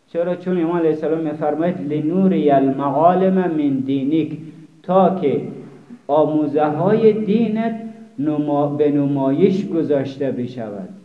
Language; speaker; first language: Persian; native; Persian